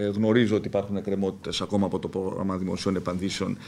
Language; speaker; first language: Greek; native; Greek